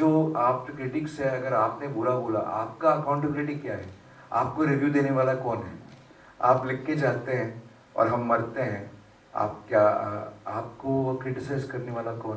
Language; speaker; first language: Hindi; non-native, local second language; Tamil